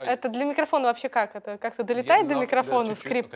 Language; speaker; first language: Russian; native; Russian